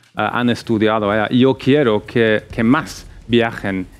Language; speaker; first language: Spanish; non-native, fluent; English